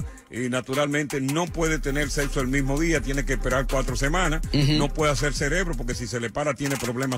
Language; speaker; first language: Spanish; native; Spanish